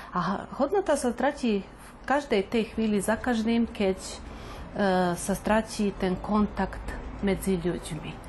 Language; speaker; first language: Slovak; native; Slovak